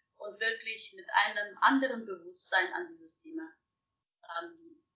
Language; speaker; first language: German; non-native, fluent; Russian